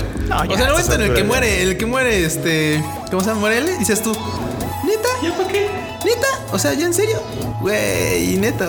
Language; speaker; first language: Spanish; native; Spanish